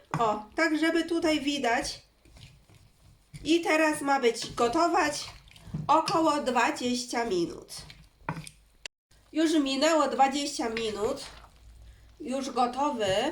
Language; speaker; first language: Polish; non-native, learner; Chinese